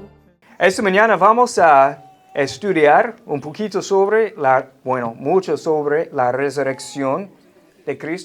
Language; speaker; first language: Spanish; non-native, fluent; English